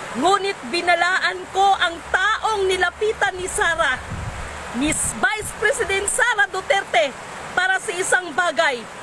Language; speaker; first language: Filipino; non-native, local second language; Cebuano